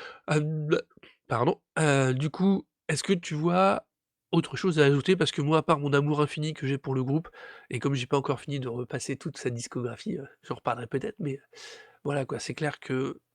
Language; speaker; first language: French; native; French